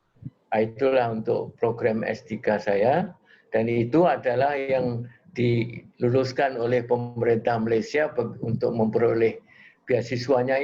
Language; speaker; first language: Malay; non-native, local second language; Javanese